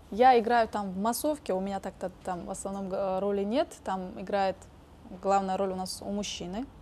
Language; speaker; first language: Russian; non-native, local second language; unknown